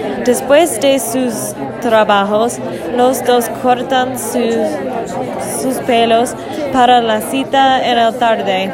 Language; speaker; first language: Spanish; non-native, learner; English